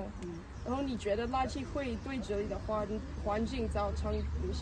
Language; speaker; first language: Chinese; non-native, learner; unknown